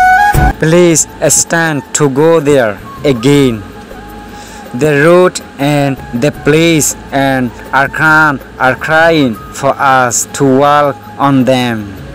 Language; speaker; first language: English; non-native, local second language; Rohingya